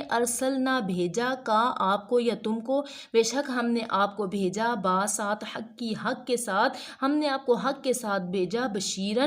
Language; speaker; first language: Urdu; native; Urdu